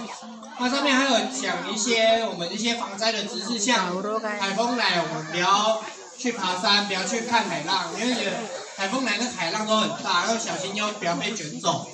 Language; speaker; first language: Chinese; native; Chinese